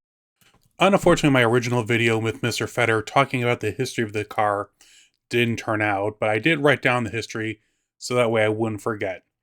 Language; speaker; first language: English; native; English